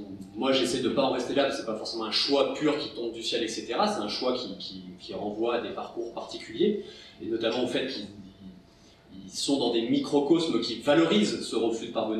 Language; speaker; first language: French; native; French